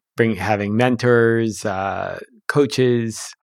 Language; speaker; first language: English; native; English